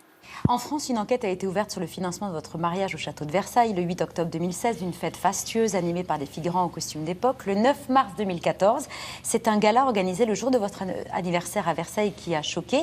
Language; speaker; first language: French; native; French